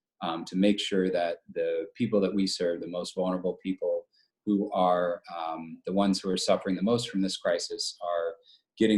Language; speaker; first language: English; native; English